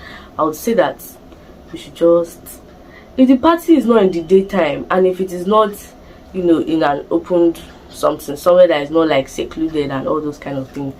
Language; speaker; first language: English; non-native, local second language; Igbo